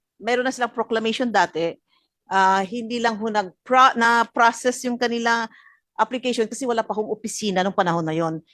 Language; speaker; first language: Filipino; non-native, local second language; Hiligaynon